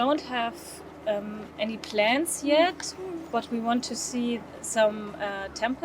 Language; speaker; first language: English; non-native, fluent; German